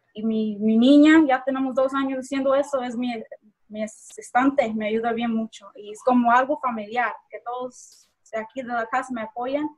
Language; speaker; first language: Spanish; early bilingual, heritage; Spanish